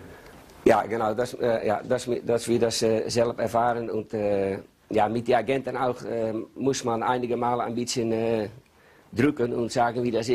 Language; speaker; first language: German; non-native, learner; Dutch